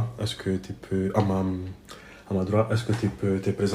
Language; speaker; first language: French; non-native, learner; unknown